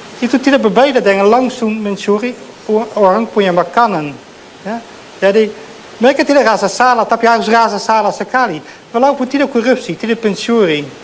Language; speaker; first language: Indonesian; non-native, fluent; Dutch